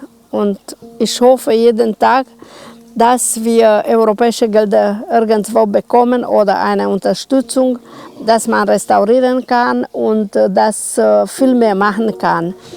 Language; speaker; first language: German; non-native, local second language; Romanian